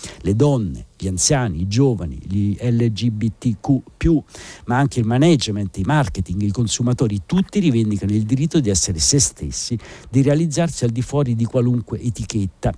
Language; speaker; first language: Italian; native; Italian